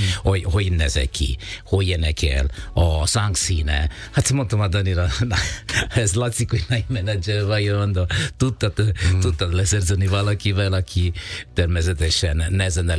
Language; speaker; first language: Hungarian; non-native, fluent; Italian